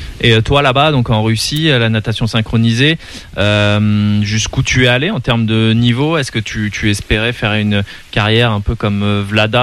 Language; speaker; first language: French; native; French